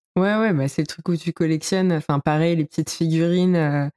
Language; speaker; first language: French; native; French